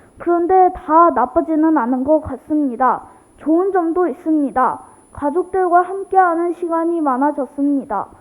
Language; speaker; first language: Korean; early bilingual, other home language; Chinese